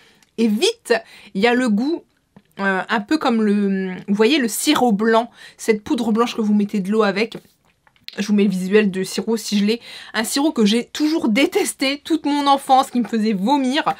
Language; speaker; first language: French; native; French